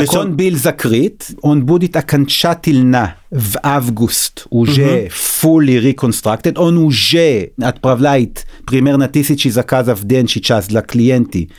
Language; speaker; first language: Russian; non-native, learner; Hebrew